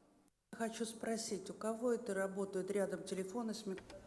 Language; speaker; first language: Russian; native; Russian